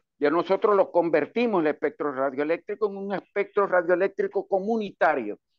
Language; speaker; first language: Spanish; native; Spanish